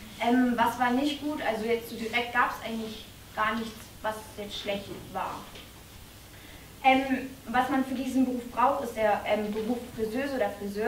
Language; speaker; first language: German; native; German